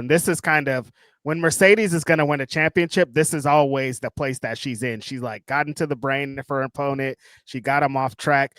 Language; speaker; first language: English; native; English